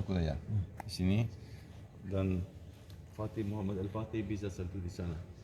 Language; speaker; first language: Indonesian; non-native, learner; Turkish